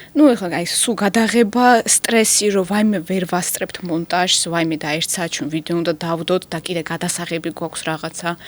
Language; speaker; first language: Georgian; non-native, local second language; Russian